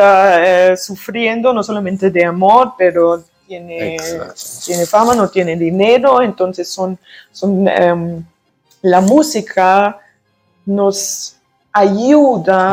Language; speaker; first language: Spanish; early bilingual, heritage; German